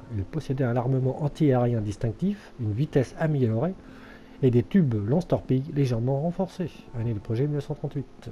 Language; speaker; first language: French; native; French